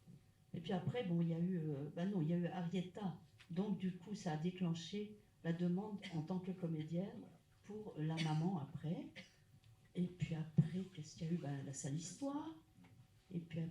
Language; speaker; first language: French; native; French